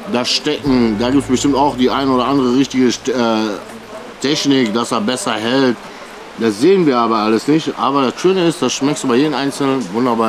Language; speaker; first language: German; native; German